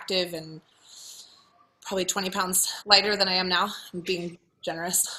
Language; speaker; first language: English; native; English